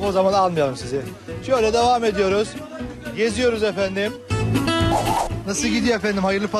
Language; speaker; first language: Turkish; native; Turkish